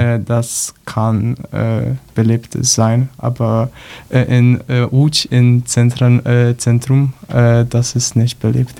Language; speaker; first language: German; non-native, learner; Polish